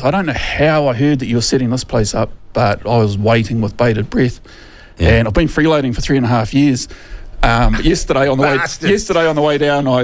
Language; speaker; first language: English; native; English